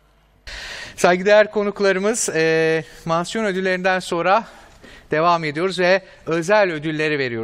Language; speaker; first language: Turkish; native; Turkish